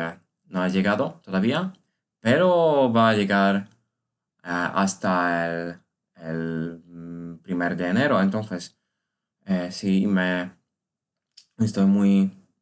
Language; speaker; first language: Spanish; non-native, learner; Polish